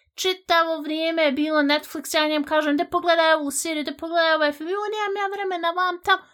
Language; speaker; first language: Bosnian; native; Bosnian